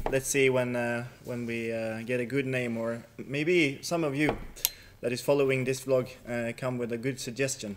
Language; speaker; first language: English; non-native, fluent; Swedish